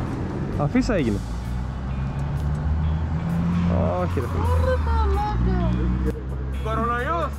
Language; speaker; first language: Greek; native; Greek